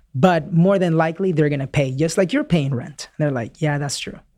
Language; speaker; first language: English; early bilingual, other home language; Spanish